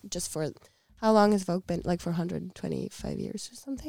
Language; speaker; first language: English; non-native, fluent; Icelandic